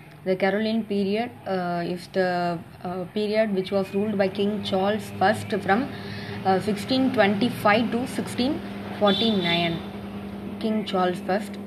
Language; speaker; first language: English; non-native, local second language; Tamil